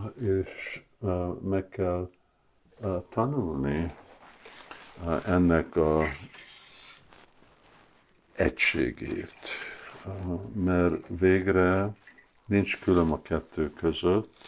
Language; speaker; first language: Hungarian; early bilingual, heritage; Hungarian